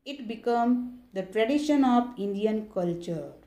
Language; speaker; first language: English; non-native, local second language; Marathi